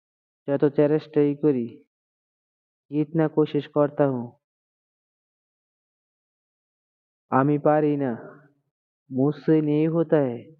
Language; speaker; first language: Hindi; non-native, learner; Bangla